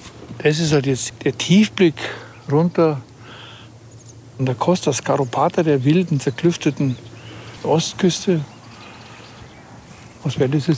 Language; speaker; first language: German; native; German